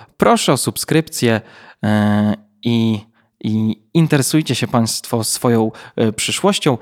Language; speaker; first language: Polish; native; Polish